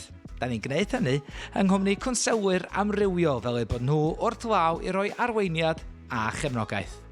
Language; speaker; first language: Welsh; native; Welsh